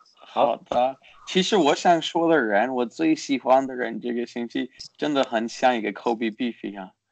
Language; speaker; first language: Chinese; early bilingual, heritage; Chinese